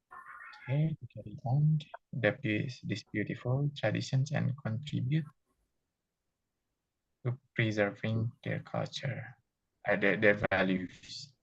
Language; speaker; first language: English; non-native, fluent; Indonesian